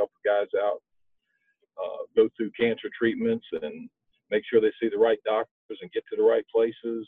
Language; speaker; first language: English; native; English